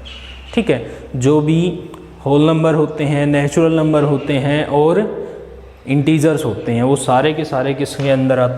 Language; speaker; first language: Hindi; native; Hindi